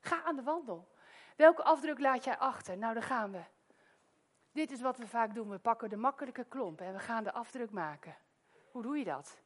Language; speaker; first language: Dutch; native; Dutch